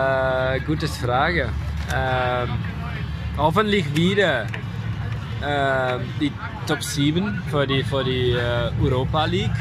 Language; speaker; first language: German; non-native, learner; Dutch